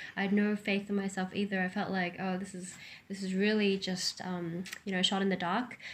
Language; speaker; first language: English; native; English